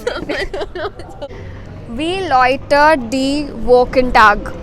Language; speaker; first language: German; non-native, learner; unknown